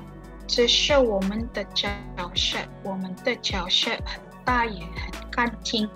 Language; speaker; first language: Chinese; non-native, learner; Indonesian